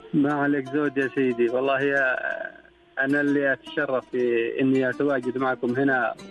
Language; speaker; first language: Arabic; non-native, local second language; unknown